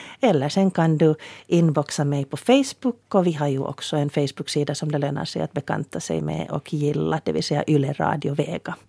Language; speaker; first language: Swedish; native; Swedish